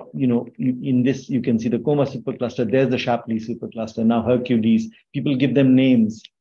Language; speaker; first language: English; non-native, local second language; Bangla